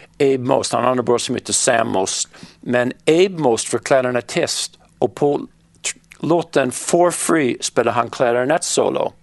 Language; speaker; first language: Swedish; non-native, fluent; English